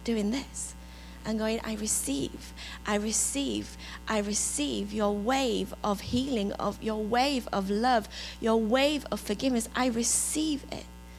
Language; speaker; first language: English; native; English